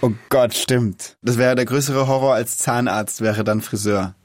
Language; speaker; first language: German; native; German